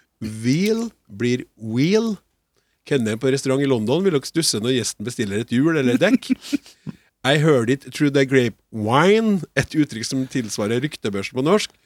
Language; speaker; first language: Norwegian; native; Norwegian